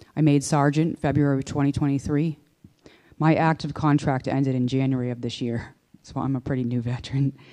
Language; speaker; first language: English; native; English